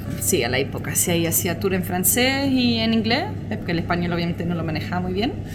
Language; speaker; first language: Spanish; non-native, fluent; French